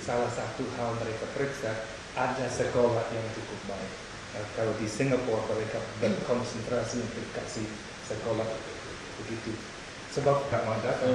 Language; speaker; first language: Indonesian; non-native, fluent; English